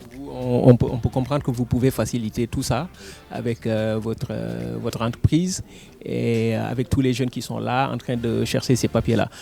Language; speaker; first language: French; non-native, local second language; Wolof